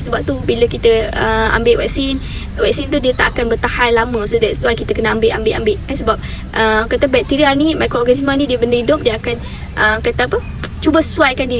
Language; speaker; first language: Malay; native; Malay